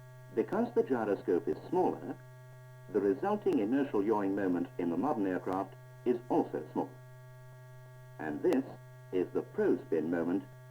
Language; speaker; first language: English; native; English